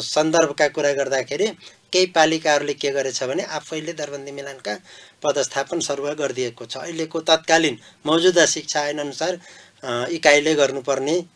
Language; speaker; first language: Nepali; non-native, local second language; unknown